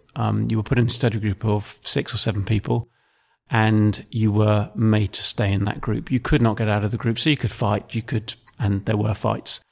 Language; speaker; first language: English; native; English